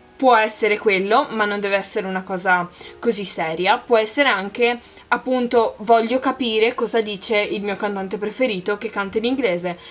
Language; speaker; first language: Italian; native; Italian